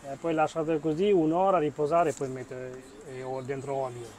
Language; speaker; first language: Italian; non-native, learner; Bangla